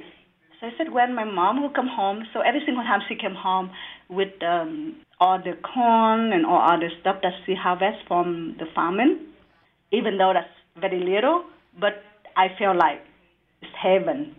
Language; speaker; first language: English; non-native, learner; Vietnamese